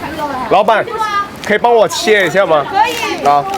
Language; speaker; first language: Chinese; early bilingual, heritage; Indonesian